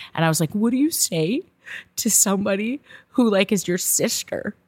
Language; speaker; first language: English; native; English